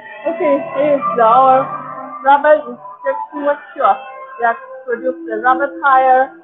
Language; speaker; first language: English; non-native, local second language; Chinese